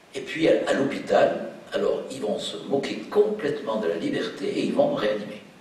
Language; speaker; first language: French; native; French